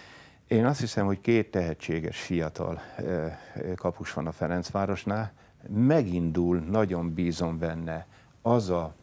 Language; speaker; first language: Hungarian; native; Hungarian